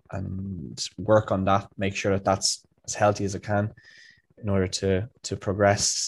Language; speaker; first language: English; native; English